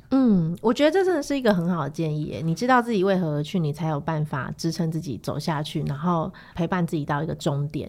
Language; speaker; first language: Chinese; native; Chinese